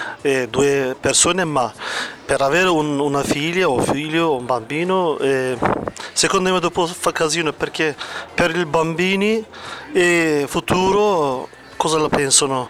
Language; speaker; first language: Italian; non-native, learner; Turkish